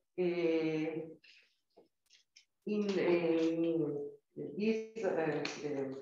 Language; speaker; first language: English; non-native, learner; Italian